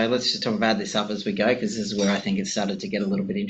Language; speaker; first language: English; native; English